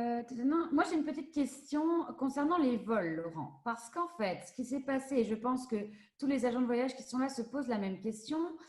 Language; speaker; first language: French; native; French